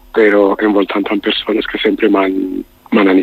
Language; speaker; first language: Catalan; non-native, fluent; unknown